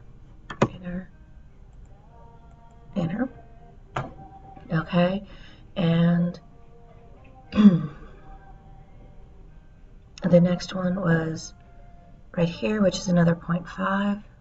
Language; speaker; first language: English; native; English